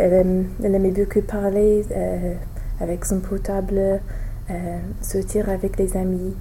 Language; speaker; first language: French; non-native, learner; English